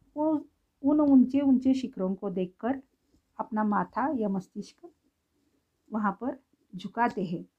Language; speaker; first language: Hindi; non-native, local second language; Marathi